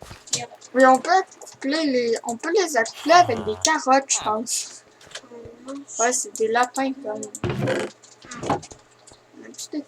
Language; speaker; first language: French; native; French